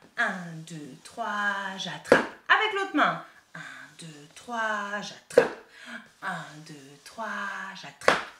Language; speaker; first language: French; native; French